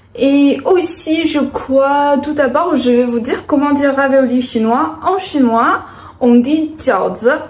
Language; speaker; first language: French; non-native, fluent; Chinese